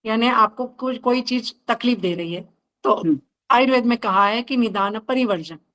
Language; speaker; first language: Hindi; non-native, local second language; Marathi